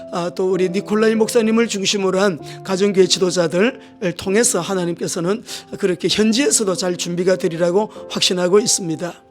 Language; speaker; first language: Korean; native; Korean